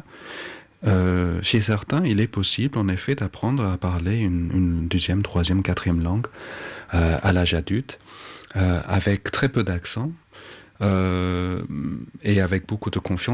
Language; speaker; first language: French; non-native, fluent; English